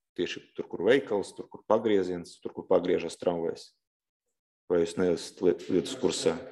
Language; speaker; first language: Latvian; non-native, local second language; Russian